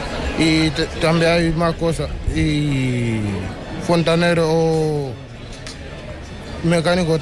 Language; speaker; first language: Spanish; non-native, learner; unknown